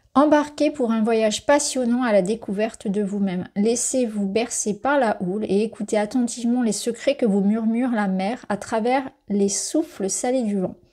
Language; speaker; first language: French; native; French